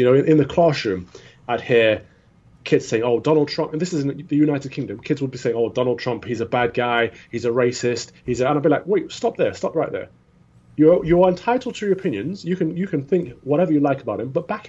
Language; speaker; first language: English; native; English